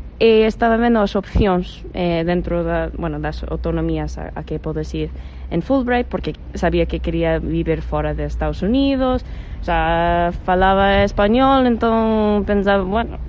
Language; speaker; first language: Galician; non-native, fluent; English